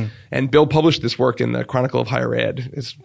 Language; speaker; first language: English; native; English